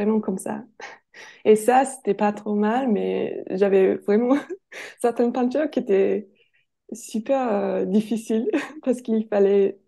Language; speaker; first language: French; non-native, fluent; English